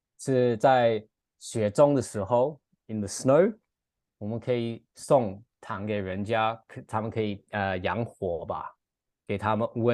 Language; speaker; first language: Chinese; non-native, fluent; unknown